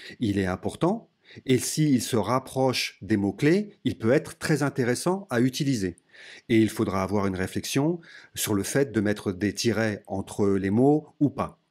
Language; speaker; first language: French; native; French